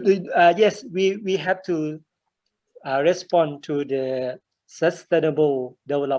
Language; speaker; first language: English; non-native, learner; Thai